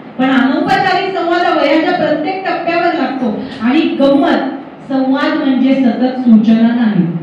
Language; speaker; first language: Marathi; native; Marathi